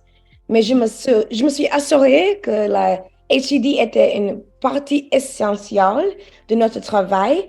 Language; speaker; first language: French; non-native, learner; English